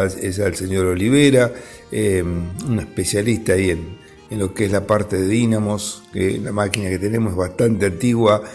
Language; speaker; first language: Spanish; native; Spanish